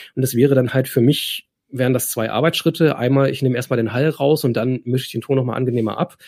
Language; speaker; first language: German; native; German